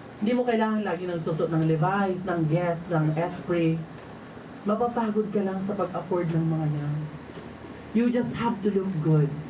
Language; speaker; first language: Filipino; non-native, local second language; Waray